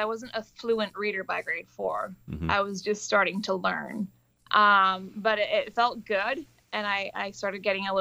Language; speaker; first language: English; native; English